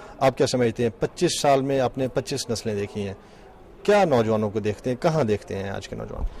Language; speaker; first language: Urdu; native; Urdu